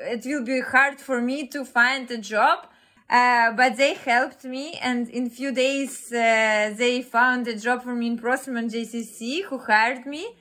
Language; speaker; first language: English; non-native, fluent; Ukrainian